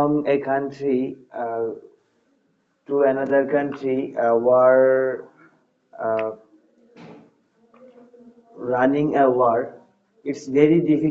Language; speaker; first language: English; non-native, learner; Bangla